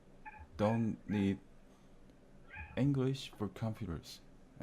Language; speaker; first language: English; non-native, learner; Korean